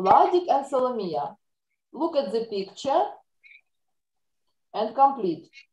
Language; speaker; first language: English; non-native, fluent; Ukrainian